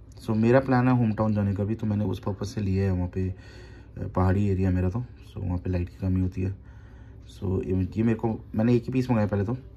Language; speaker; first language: Hindi; native; Hindi